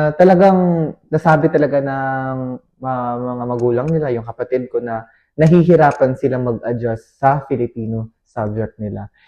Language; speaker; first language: Filipino; native; Filipino